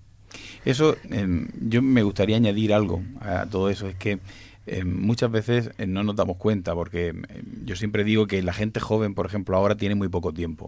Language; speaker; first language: Spanish; native; Spanish